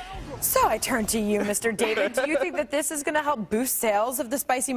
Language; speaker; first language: English; native; English